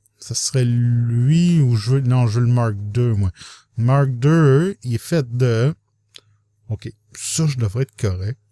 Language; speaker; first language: French; native; French